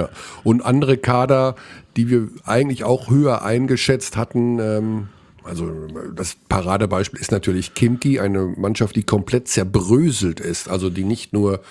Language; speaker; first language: German; native; German